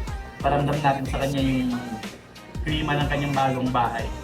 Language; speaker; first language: Filipino; native; Filipino